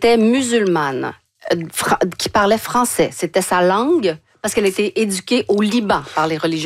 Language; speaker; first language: French; native; French